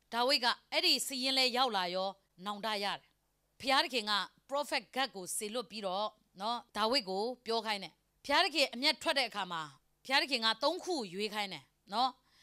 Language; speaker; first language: Burmese; non-native, local second language; Kachin